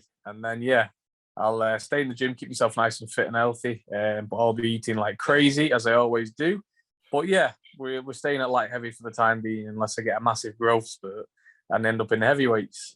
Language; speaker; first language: English; native; English